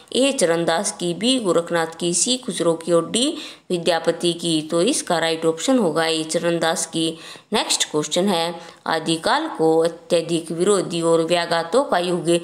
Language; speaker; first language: Hindi; native; Hindi